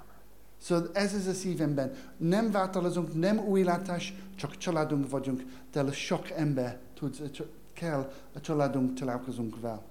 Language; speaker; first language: Hungarian; non-native, learner; English